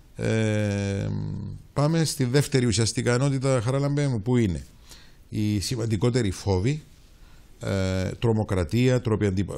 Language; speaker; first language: Greek; native; Greek